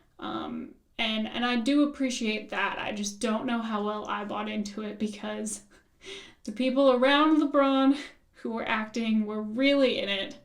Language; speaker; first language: English; native; English